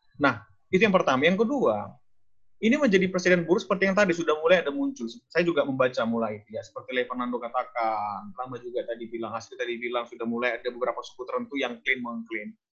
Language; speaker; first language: Indonesian; non-native, local second language; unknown